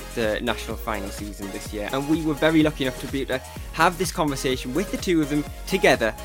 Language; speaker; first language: English; native; English